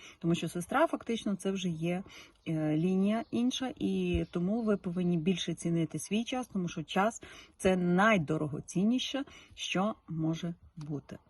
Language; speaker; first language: Ukrainian; non-native, local second language; Russian